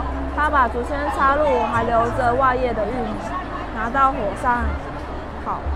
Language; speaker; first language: Chinese; native; Chinese